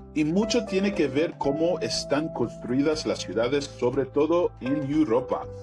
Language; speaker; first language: Spanish; non-native, fluent; English